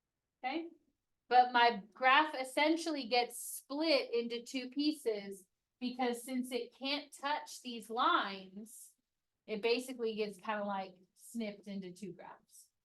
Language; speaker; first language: English; native; English